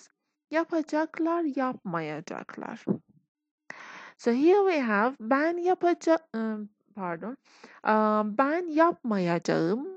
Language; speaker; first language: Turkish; non-native, fluent; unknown